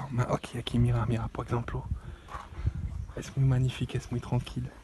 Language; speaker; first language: Spanish; non-native, learner; French